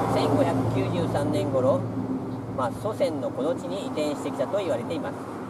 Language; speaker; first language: Japanese; native; Japanese